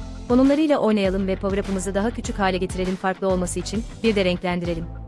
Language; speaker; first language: Turkish; native; Turkish